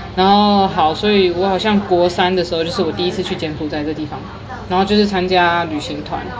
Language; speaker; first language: Chinese; native; Chinese